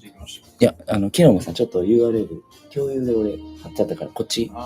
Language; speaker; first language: Japanese; native; Japanese